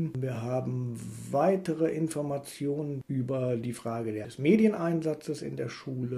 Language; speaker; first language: German; native; German